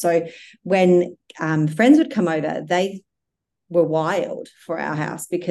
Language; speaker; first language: English; native; English